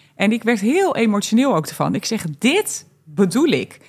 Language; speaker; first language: Dutch; native; Dutch